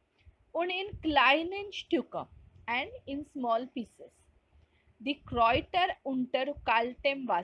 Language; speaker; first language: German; non-native, fluent; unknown